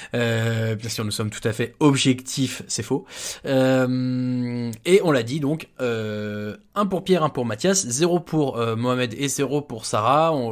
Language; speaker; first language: French; native; French